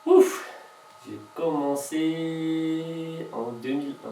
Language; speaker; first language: French; native; French